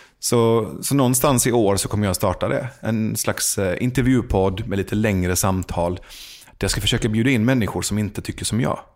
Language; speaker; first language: Swedish; early bilingual, other home language; Persian